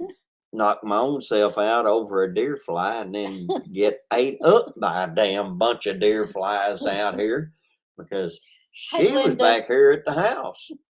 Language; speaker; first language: English; native; English